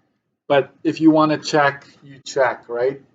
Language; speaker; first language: English; native; English